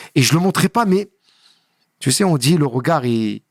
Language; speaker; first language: French; native; French